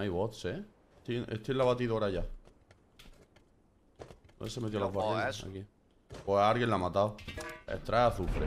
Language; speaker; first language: Spanish; native; Spanish